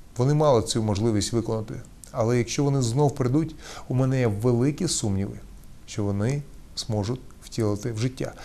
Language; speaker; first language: Ukrainian; non-native, local second language; Russian